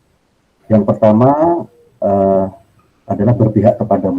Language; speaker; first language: Indonesian; native; Indonesian